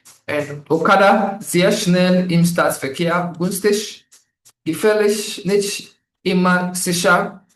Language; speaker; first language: German; non-native, fluent; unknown